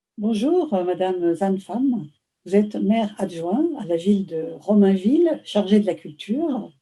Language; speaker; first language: French; native; French